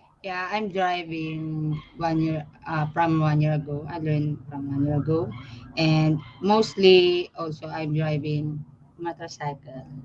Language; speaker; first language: English; non-native, learner; Filipino